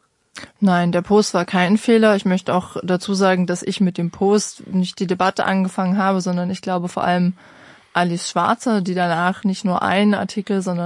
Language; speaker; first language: German; native; German